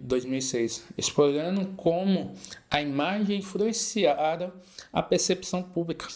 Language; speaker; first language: Portuguese; native; Portuguese